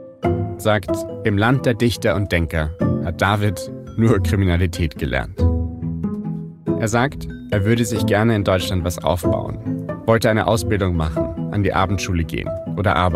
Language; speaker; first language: German; native; German